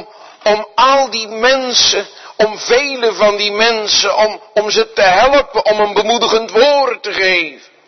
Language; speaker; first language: Dutch; native; Dutch